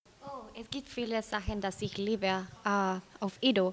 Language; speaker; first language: German; non-native, learner; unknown